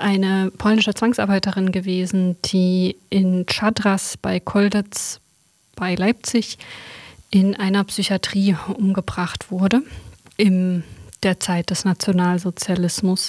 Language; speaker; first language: German; native; German